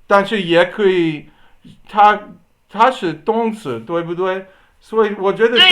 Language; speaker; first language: Chinese; non-native, learner; English